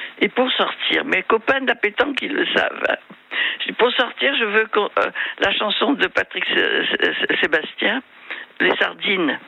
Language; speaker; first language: French; non-native, local second language; Malagasy